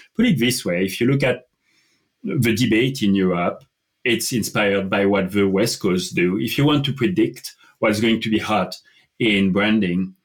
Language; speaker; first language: English; non-native, fluent; French